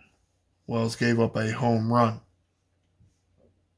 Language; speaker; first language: English; native; English